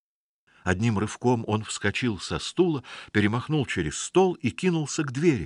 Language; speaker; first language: Russian; native; Russian